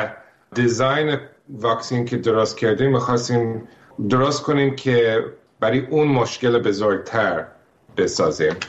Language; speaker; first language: Persian; early bilingual, heritage; Persian